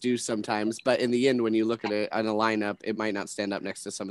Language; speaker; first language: English; native; English